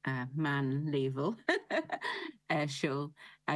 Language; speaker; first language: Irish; non-native, learner; English